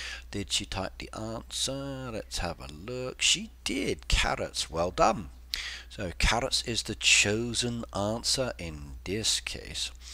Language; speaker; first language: English; native; English